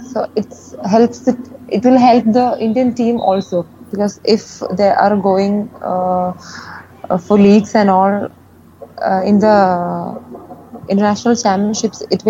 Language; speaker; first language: English; non-native, local second language; Malayalam